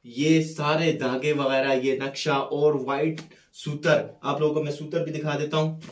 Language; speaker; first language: Urdu; non-native, fluent; Persian